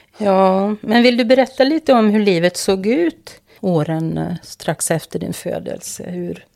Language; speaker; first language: Swedish; native; Swedish